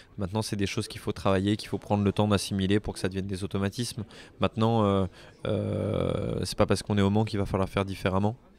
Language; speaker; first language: French; native; French